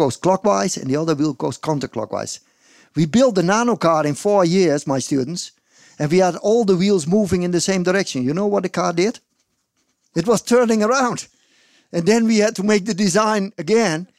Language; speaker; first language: English; non-native, fluent; Dutch